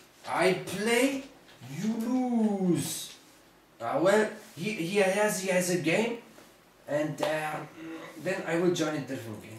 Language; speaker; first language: English; non-native, learner; German